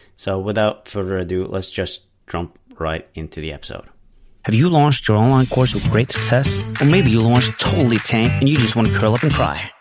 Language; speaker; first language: English; non-native, fluent; Norwegian